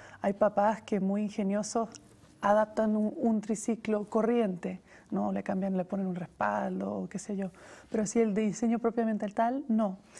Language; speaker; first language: Spanish; native; Spanish